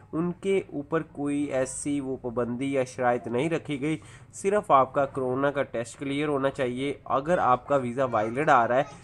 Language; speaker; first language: Urdu; native; Urdu